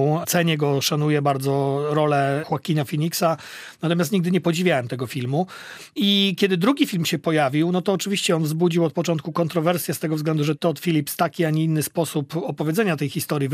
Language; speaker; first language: Polish; native; Polish